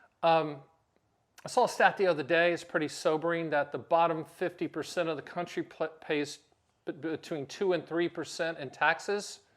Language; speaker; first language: English; native; English